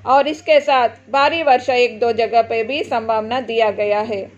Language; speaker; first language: Hindi; non-native, local second language; Telugu